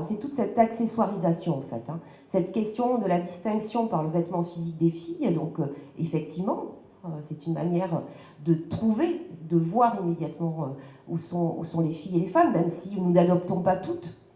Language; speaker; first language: French; native; French